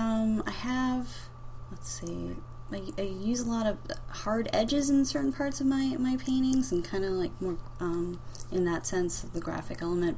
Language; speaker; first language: English; native; English